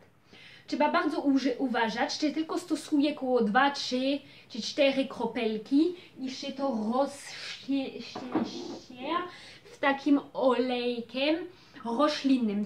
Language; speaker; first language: Polish; early bilingual, heritage; Polish